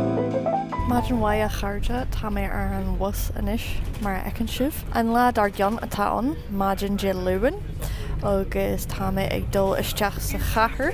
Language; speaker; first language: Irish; non-native, learner; English